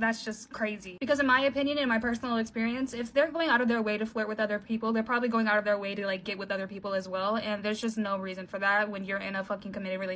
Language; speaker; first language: English; native; English